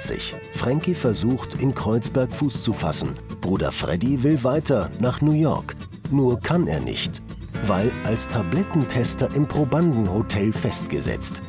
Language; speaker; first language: German; native; German